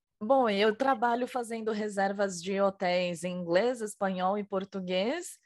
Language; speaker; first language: Portuguese; native; Portuguese